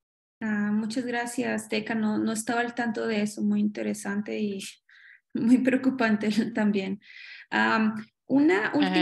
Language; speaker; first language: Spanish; non-native, fluent; Portuguese